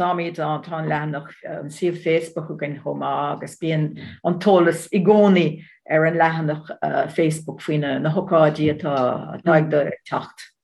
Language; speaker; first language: Irish; non-native, learner; Dutch